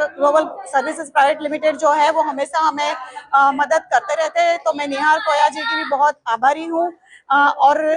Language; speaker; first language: Hindi; non-native, local second language; Gujarati